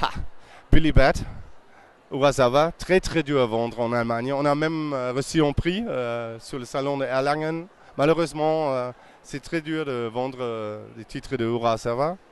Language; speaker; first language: French; non-native, fluent; German